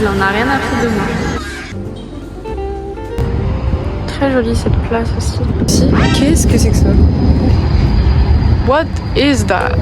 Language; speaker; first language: French; native; French